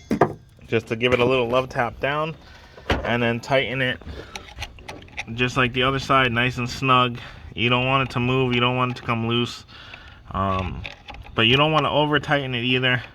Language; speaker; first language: English; native; English